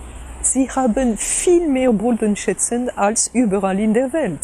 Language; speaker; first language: German; non-native, fluent; French